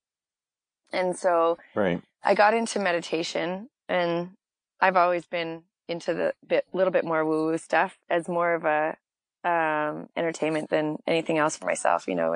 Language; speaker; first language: English; native; English